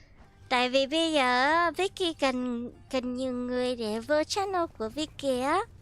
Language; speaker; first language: Vietnamese; early bilingual, heritage; Vietnamese